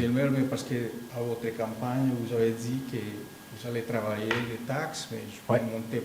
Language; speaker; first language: French; non-native, fluent; Spanish